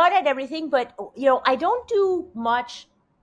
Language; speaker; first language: English; non-native, fluent; French